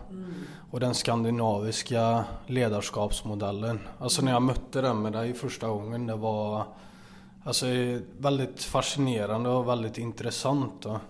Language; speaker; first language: Swedish; native; Swedish